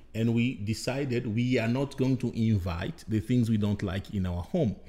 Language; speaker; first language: English; non-native, fluent; Bembe